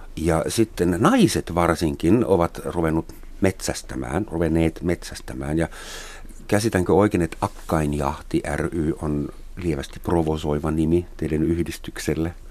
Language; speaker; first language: Finnish; non-native, fluent; German